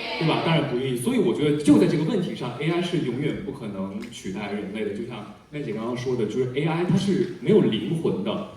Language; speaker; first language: Chinese; non-native, local second language; Cantonese